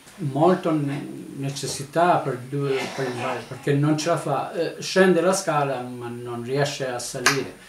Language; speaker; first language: Italian; non-native, learner; Albanian